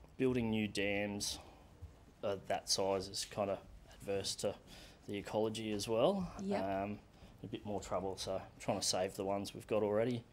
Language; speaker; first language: English; native; English